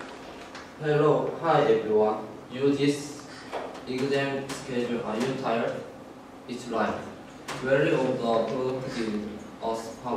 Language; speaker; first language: English; non-native, learner; Korean